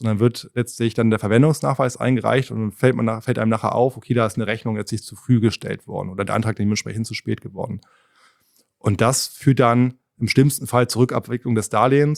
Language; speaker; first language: German; native; German